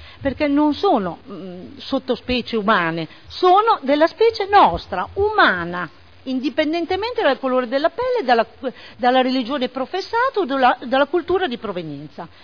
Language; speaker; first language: Italian; native; Italian